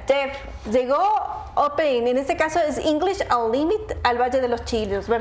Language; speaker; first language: Spanish; native; Spanish